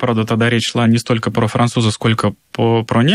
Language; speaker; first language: Russian; native; Russian